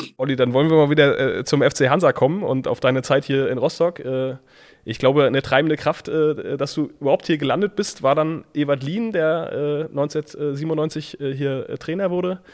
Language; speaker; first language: German; native; German